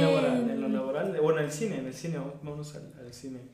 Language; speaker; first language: Spanish; native; Spanish